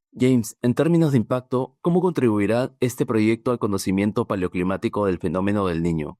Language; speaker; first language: Spanish; native; Spanish